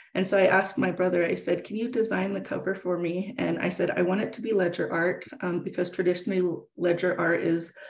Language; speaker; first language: English; native; English